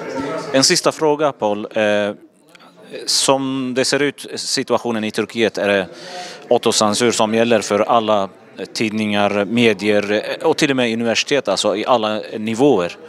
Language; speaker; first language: Swedish; non-native, fluent; Assyrian Neo-Aramaic